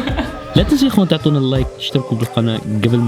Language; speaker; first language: Arabic; native; Arabic